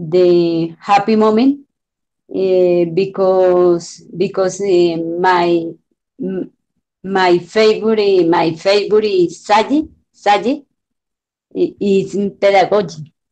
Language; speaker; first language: English; non-native, learner; Spanish